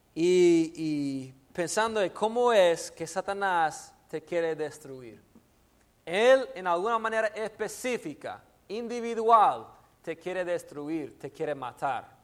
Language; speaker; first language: Spanish; non-native, fluent; English